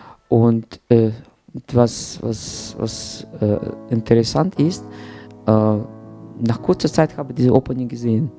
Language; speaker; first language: German; non-native, fluent; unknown